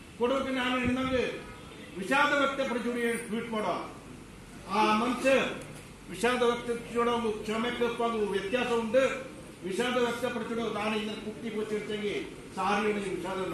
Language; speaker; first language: Kannada; non-native, local second language; Kodava